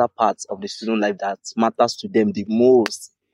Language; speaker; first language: English; non-native, local second language; Yoruba